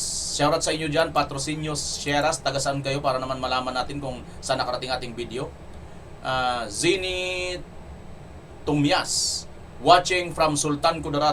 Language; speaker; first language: Filipino; native; Filipino